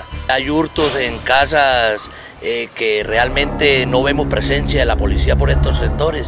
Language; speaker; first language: Spanish; native; Spanish